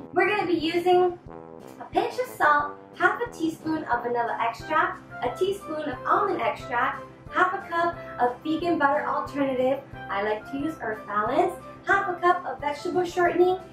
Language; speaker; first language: English; native; English